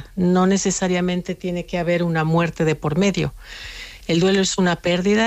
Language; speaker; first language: Spanish; native; Spanish